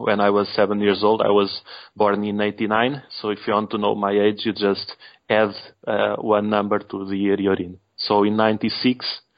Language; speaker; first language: English; non-native, fluent; Portuguese